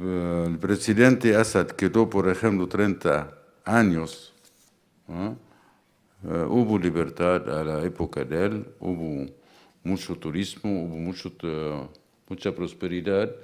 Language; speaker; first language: Spanish; non-native, fluent; Arabic